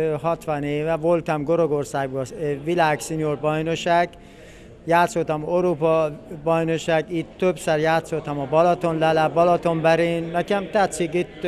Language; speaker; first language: Hungarian; non-native, learner; Persian